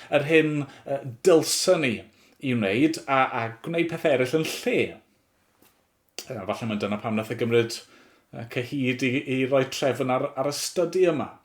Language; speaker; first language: Welsh; native; Welsh